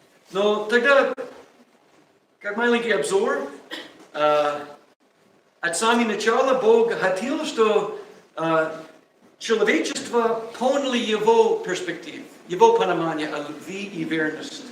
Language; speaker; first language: Russian; non-native, learner; English